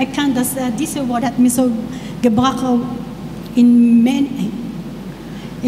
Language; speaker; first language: German; non-native, learner; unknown